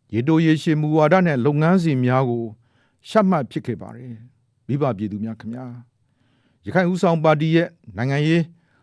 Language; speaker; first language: Burmese; native; Burmese